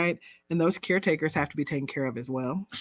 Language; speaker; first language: English; native; English